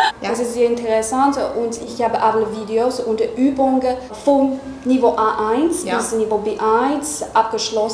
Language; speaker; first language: German; non-native, learner; Chinese